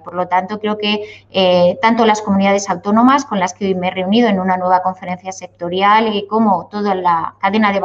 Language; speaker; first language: Spanish; native; Spanish